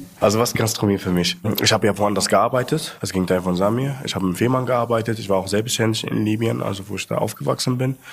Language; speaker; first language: German; non-native, fluent; Arabic